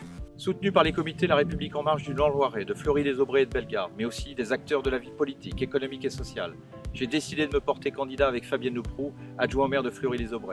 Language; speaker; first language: French; native; French